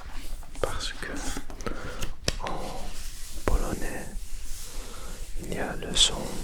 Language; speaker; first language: French; non-native, learner; Dutch